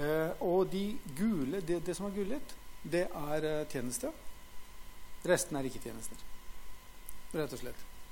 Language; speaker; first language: Norwegian; non-native, fluent; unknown